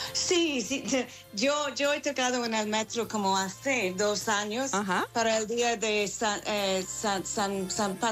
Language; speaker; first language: Spanish; non-native, fluent; English